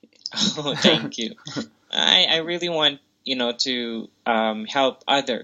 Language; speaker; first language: English; non-native, local second language; Filipino